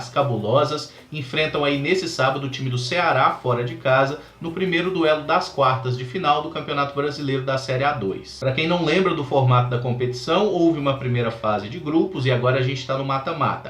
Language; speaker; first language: Portuguese; native; Portuguese